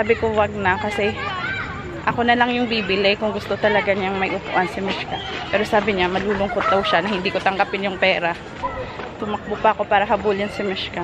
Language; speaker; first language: Filipino; non-native, local second language; Hiligaynon